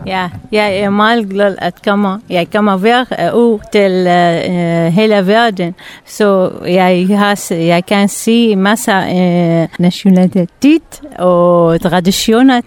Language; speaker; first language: Danish; non-native, learner; Arabic